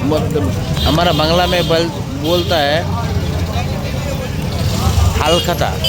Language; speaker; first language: Hindi; non-native, local second language; Bangla